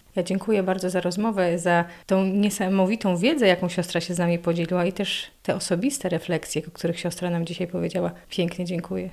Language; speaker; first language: Polish; native; Polish